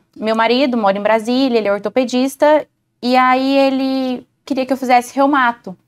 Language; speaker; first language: Portuguese; native; Portuguese